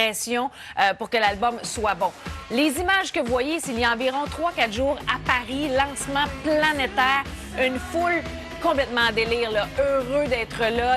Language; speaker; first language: French; native; French